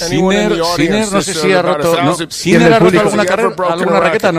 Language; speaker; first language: Spanish; native; Spanish